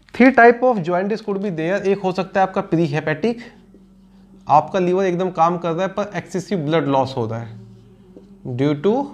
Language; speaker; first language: Hindi; native; Hindi